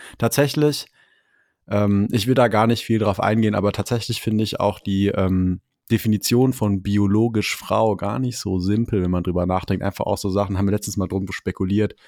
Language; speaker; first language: German; native; German